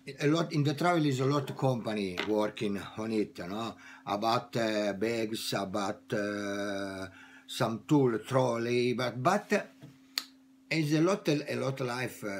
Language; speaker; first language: English; non-native, learner; Italian